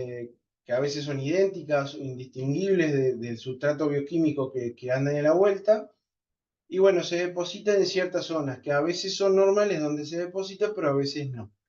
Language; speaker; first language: Spanish; native; Spanish